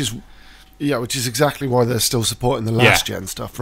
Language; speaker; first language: English; native; English